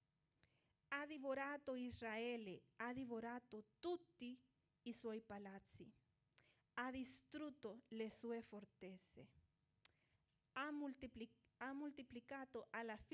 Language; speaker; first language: Italian; non-native, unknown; Portuguese